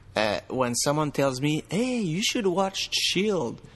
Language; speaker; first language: English; non-native, fluent; French